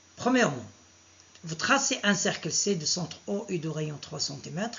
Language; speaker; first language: French; non-native, local second language; Arabic